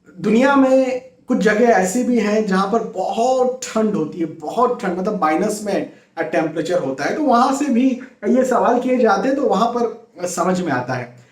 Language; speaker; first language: Hindi; native; Hindi